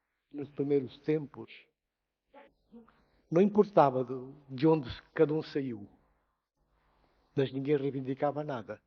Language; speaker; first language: Portuguese; non-native, local second language; Upper Guinea Crioulo